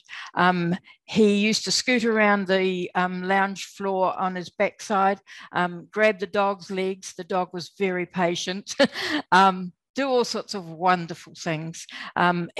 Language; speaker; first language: English; native; English